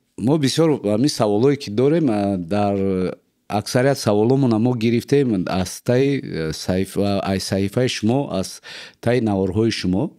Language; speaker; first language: Tajik; non-native, local second language; Uzbek